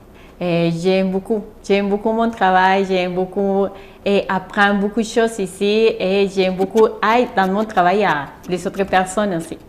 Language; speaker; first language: French; non-native, fluent; Spanish